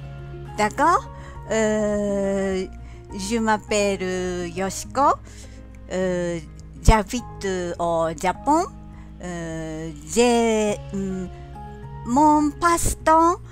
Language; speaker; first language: French; non-native, learner; Japanese